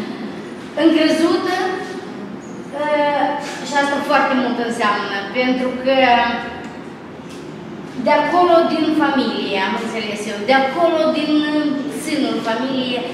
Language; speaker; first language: Romanian; native; Romanian